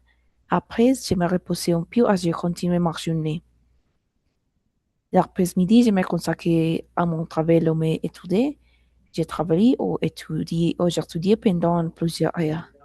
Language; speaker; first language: French; non-native, learner; Spanish